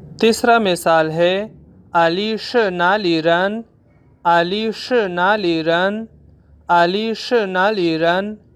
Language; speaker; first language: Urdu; non-native, local second language; Pashto